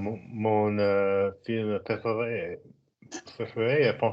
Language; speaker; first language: French; non-native, learner; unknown